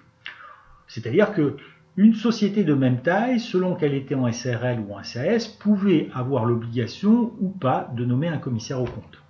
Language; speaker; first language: French; native; French